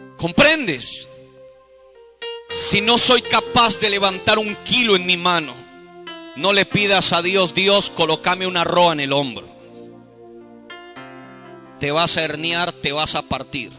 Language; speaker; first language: Spanish; native; Spanish